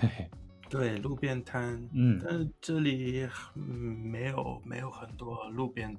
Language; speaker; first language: Chinese; non-native, learner; English